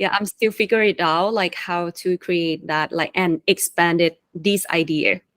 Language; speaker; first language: English; non-native, fluent; Thai